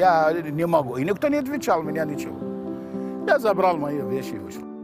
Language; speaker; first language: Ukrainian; non-native, learner; Arabic